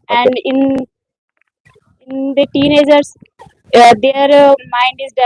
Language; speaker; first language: English; non-native, learner; Hindi